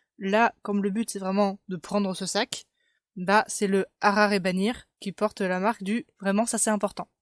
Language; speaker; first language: French; native; French